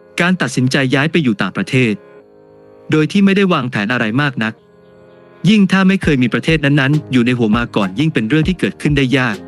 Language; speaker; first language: Thai; native; Thai